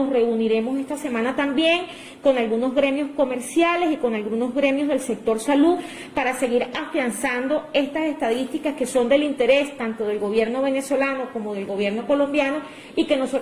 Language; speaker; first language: Spanish; native; Spanish